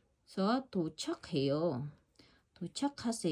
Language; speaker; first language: Korean; non-native, learner; Filipino